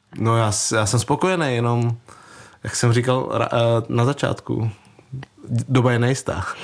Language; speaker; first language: Czech; early bilingual, other home language; Vietnamese